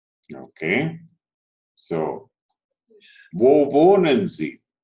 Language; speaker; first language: German; non-native, fluent; Telugu